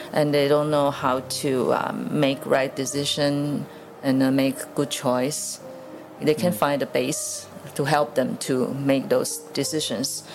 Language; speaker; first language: English; non-native, learner; Chinese